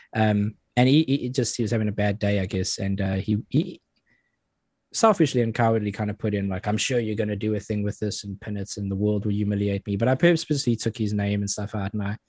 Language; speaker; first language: English; native; English